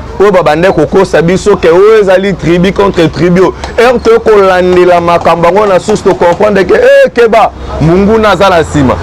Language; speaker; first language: Lingala; native; Lingala